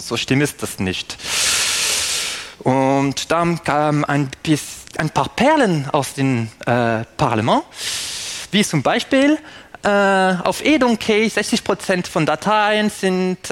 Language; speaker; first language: German; non-native, fluent; French